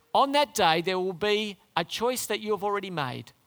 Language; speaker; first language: English; native; English